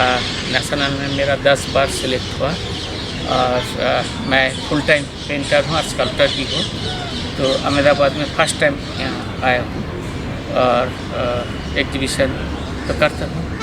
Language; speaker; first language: Hindi; non-native, local second language; Bangla